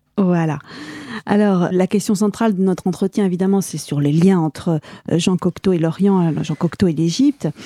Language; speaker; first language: French; native; French